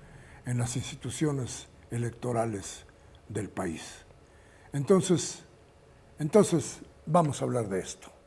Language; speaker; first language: Spanish; native; Spanish